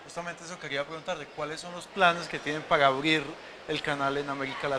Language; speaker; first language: Spanish; native; Spanish